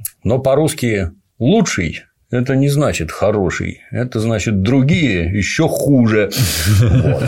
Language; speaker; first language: Russian; native; Russian